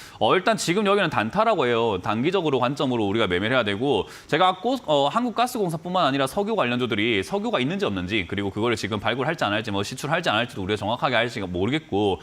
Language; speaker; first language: Korean; native; Korean